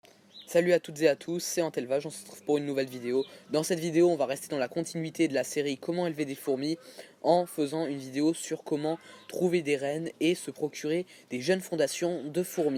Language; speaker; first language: French; native; French